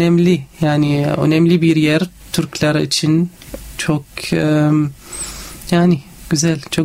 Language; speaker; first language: Turkish; non-native, fluent; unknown